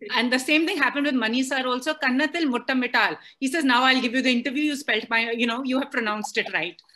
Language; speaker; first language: English; non-native, local second language; Hindi